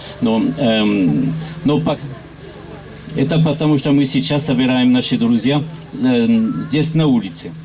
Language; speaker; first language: Russian; non-native, learner; French